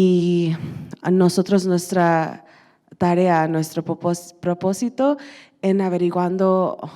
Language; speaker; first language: Spanish; early bilingual, heritage; Spanish